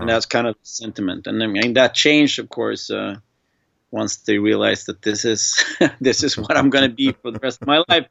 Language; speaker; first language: English; non-native, fluent; Swedish